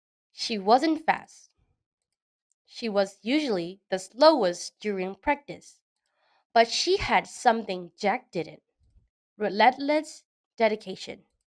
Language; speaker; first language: English; non-native, fluent; Burmese